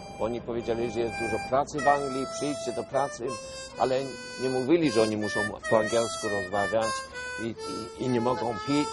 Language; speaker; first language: Polish; non-native, fluent; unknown